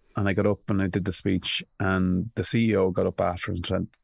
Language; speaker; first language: English; native; English